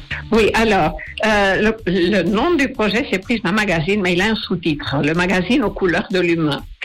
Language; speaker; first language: French; non-native, fluent; Spanish